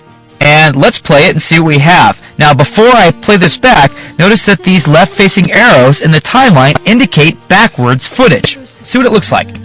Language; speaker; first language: English; native; English